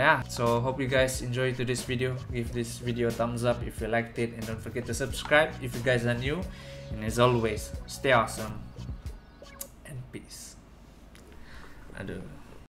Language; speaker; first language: English; non-native, local second language; Malay